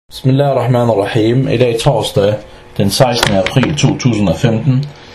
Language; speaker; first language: Danish; non-native, fluent; Arabic